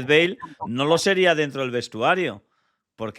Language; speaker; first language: Spanish; native; Spanish